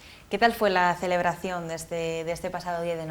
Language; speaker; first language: Spanish; native; Spanish